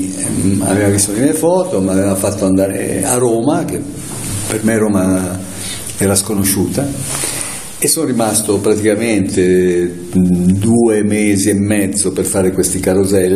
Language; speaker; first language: Italian; native; Italian